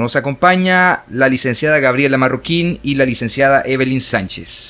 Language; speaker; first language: Spanish; native; Spanish